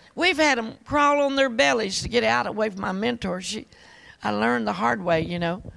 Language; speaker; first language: English; native; English